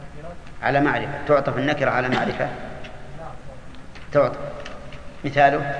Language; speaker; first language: Arabic; native; Arabic